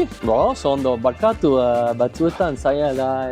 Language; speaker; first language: Basque; non-native, learner; English